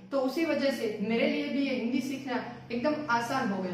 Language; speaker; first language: Hindi; non-native, local second language; Gujarati